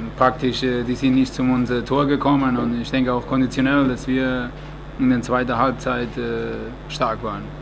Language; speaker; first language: German; non-native, fluent; Portuguese